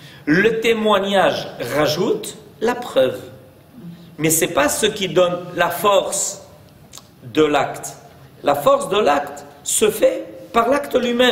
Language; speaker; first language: French; native; French